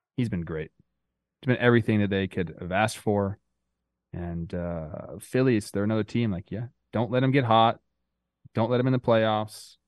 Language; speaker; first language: English; native; English